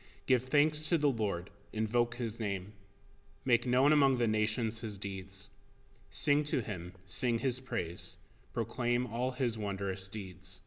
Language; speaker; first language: English; native; English